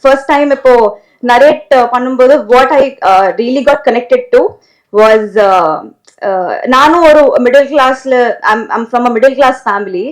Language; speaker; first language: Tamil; non-native, learner; Telugu